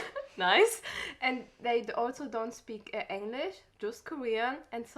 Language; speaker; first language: English; non-native, learner; German